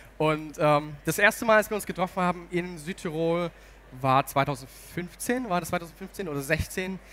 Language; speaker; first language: German; native; German